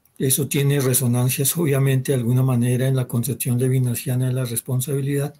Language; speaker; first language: Spanish; native; Spanish